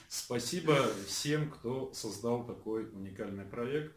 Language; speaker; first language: Russian; native; Russian